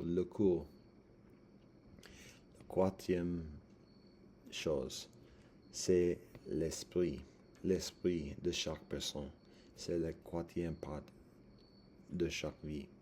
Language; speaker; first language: French; non-native, learner; English